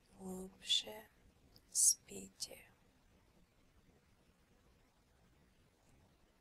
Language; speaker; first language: Russian; early bilingual, heritage; Russian